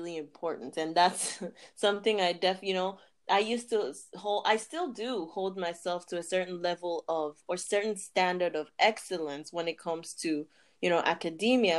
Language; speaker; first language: English; non-native, local second language; Igbo